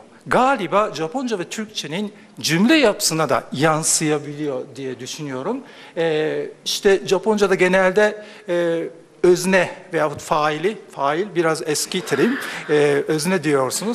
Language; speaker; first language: Turkish; non-native, fluent; Japanese